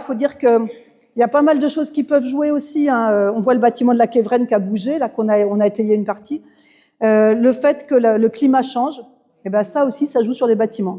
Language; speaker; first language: French; native; French